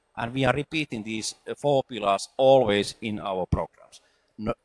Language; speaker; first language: English; non-native, fluent; Finnish